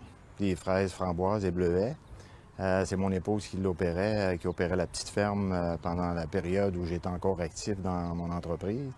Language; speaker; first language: French; native; French